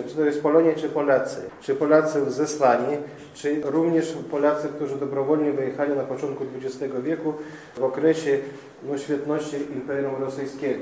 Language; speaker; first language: Polish; non-native, fluent; Russian